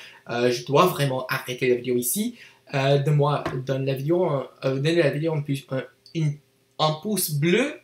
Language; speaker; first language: French; non-native, learner; English